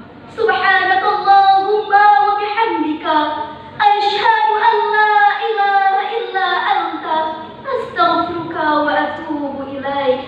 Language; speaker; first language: Arabic; non-native, fluent; Indonesian